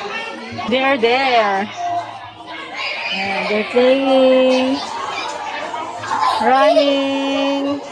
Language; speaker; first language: English; non-native, local second language; Filipino